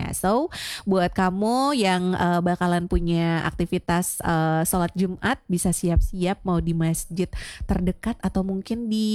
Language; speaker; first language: Indonesian; native; Indonesian